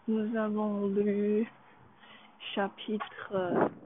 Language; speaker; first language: French; non-native, learner; English